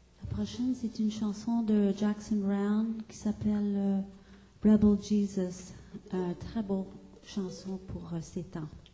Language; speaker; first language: French; non-native, local second language; English